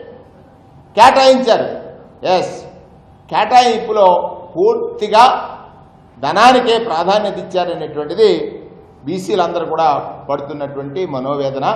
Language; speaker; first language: Telugu; native; Telugu